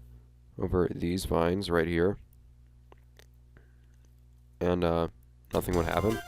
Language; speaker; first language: English; native; English